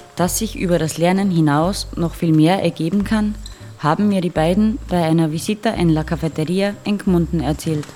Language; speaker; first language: German; native; German